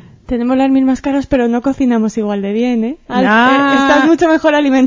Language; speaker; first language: Spanish; native; Spanish